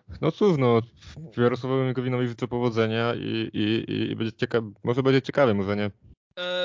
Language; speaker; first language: Polish; native; Polish